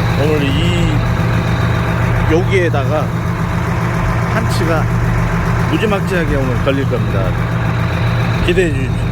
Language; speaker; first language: Korean; native; Korean